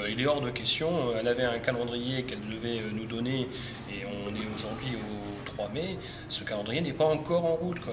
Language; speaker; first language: French; native; French